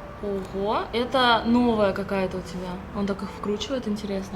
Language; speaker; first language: Russian; native; Russian